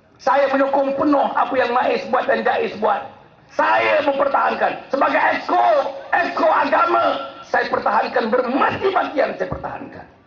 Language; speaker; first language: Malay; native; Malay